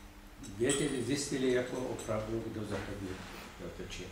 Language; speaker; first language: Czech; non-native, fluent; Persian